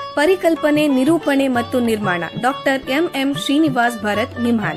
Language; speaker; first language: Kannada; native; Kannada